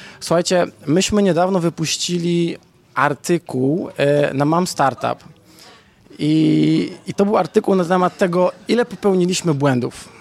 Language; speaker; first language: Polish; native; Polish